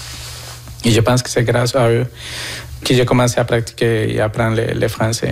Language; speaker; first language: French; non-native, fluent; Spanish